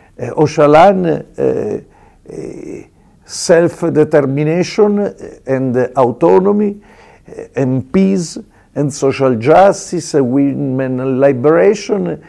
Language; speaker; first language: English; non-native, learner; Italian